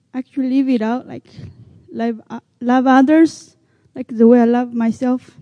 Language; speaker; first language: English; non-native, learner; Chinese